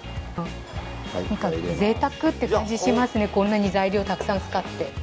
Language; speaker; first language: Japanese; non-native, fluent; Vietnamese